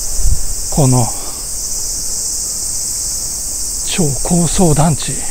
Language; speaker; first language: Japanese; native; Japanese